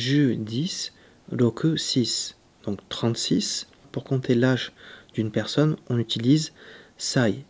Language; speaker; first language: French; native; French